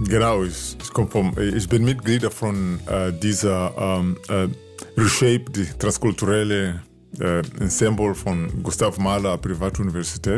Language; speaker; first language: German; non-native, learner; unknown